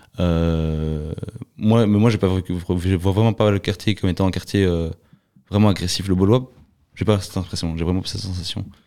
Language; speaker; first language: French; native; French